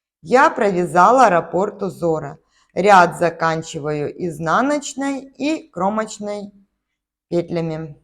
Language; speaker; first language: Russian; native; Russian